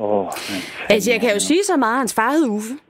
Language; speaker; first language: Danish; native; Danish